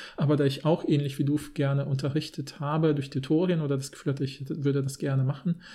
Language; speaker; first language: German; native; German